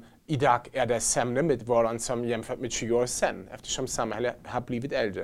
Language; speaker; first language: Swedish; non-native, fluent; German